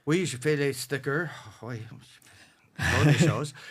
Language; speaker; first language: French; non-native, local second language; English